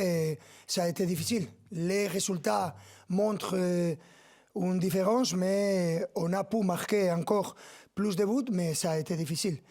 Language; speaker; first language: French; non-native, learner; Spanish